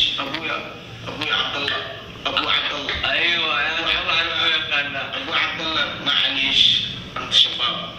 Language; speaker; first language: Arabic; non-native, learner; Somali